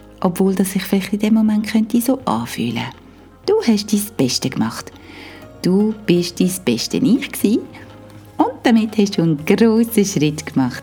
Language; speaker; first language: German; native; German